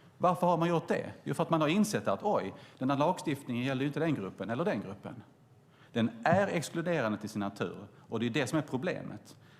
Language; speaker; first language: Swedish; native; Swedish